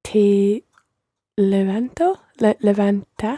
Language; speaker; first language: Spanish; non-native, learner; English